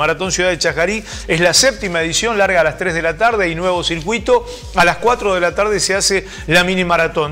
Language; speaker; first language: Spanish; native; Spanish